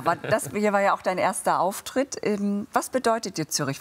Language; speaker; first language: German; native; German